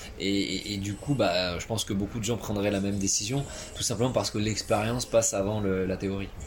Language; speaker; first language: French; native; French